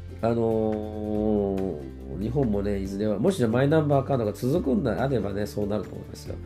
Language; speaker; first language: Japanese; native; Japanese